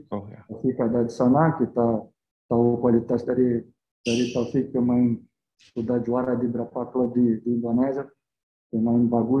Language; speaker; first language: Indonesian; non-native, fluent; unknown